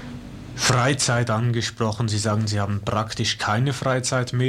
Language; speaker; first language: German; native; German